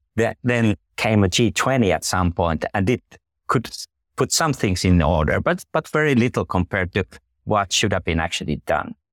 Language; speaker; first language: English; non-native, fluent; Finnish